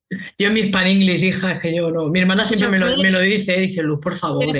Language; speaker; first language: Spanish; native; Spanish